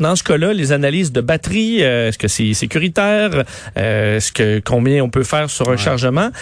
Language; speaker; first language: French; native; French